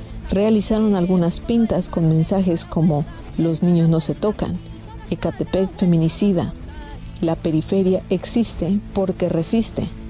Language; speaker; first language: Spanish; native; Spanish